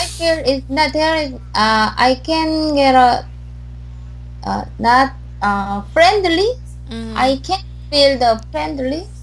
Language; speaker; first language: English; non-native, learner; Korean